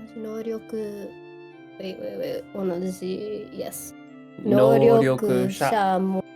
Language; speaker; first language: Japanese; non-native, learner; English